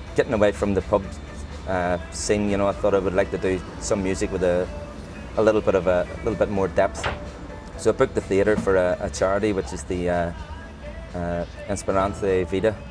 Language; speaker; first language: English; native; English